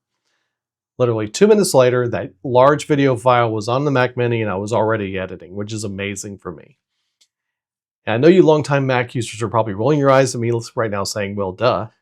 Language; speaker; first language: English; native; English